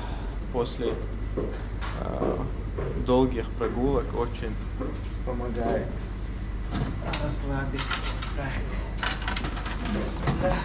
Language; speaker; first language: Russian; non-native, local second language; Chechen